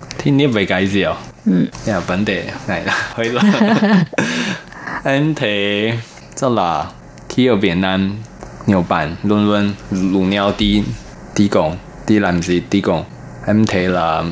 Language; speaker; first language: Vietnamese; non-native, learner; Chinese